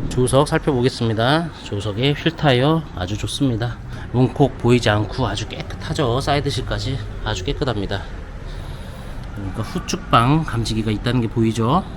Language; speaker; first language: Korean; native; Korean